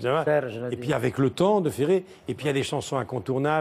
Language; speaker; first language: French; native; French